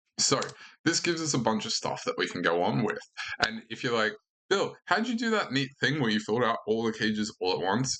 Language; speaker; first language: English; native; English